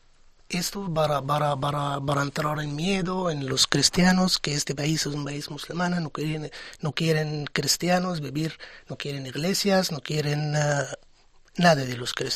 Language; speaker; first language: Spanish; non-native, fluent; Arabic